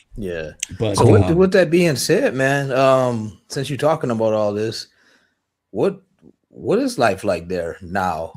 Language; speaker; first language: English; native; English